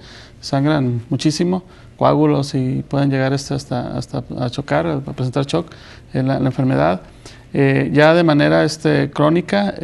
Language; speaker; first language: Spanish; native; Spanish